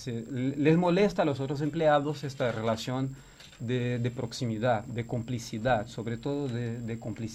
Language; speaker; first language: Spanish; non-native, fluent; Portuguese